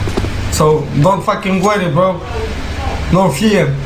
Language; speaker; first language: English; non-native, fluent; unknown